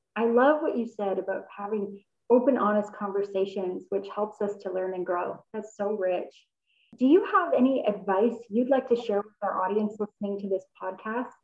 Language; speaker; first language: English; native; English